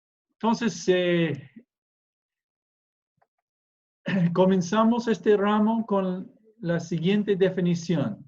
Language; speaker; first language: Spanish; non-native, fluent; English